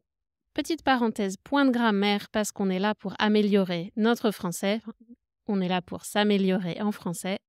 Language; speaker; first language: French; native; French